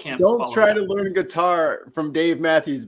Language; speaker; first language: English; native; English